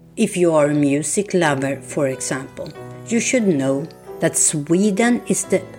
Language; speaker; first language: English; non-native, fluent; Swedish